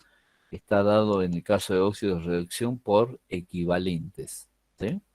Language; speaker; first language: Spanish; native; Spanish